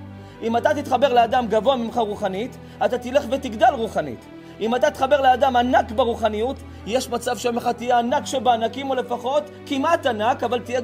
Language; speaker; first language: Hebrew; native; Hebrew